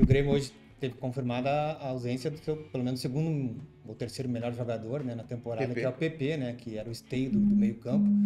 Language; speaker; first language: Portuguese; native; Portuguese